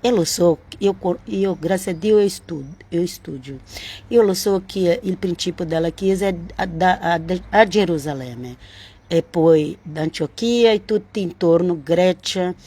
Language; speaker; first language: Italian; non-native, learner; Portuguese